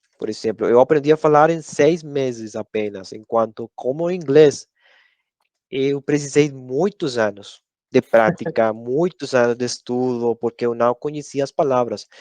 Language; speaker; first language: Portuguese; non-native, learner; Spanish